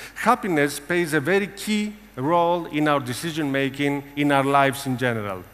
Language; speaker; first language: English; non-native, fluent; Greek